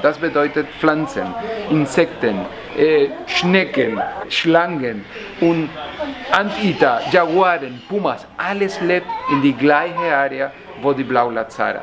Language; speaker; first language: German; non-native, learner; Spanish